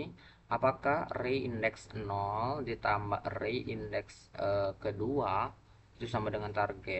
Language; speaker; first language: Indonesian; native; Indonesian